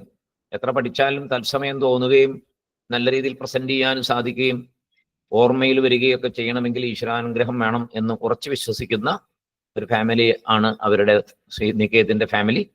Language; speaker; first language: Malayalam; native; Malayalam